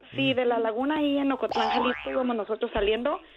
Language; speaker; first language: Spanish; native; Spanish